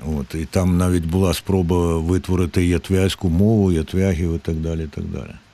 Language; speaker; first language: Ukrainian; native; Ukrainian